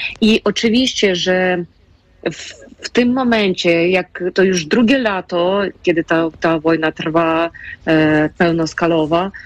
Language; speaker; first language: Polish; non-native, fluent; Ukrainian